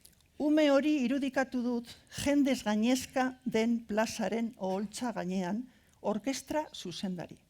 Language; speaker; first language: Basque; non-native, local second language; Spanish